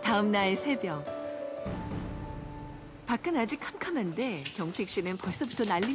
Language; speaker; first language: Korean; native; Korean